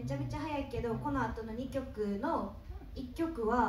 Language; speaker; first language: Japanese; native; Japanese